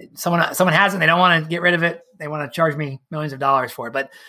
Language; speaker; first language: English; native; English